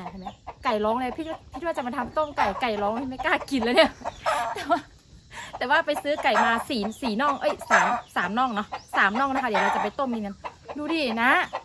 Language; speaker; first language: Thai; non-native, local second language; Karen languages